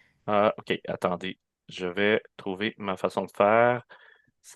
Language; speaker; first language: French; native; French